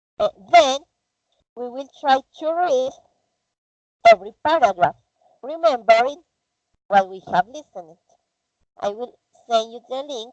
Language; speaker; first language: English; non-native, fluent; Spanish